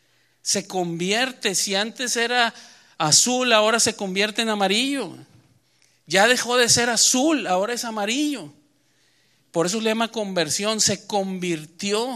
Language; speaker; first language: Spanish; native; Spanish